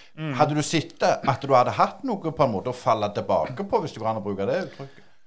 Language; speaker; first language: Norwegian; native; Norwegian